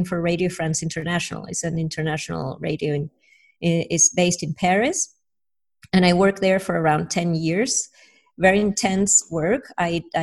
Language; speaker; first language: English; non-native, fluent; Spanish